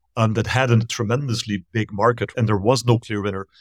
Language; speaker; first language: English; non-native, fluent; Dutch